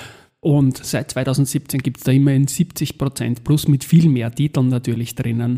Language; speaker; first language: German; native; German